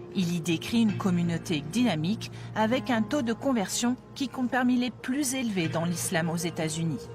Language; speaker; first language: French; native; French